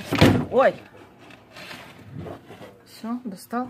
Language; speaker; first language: Russian; native; Russian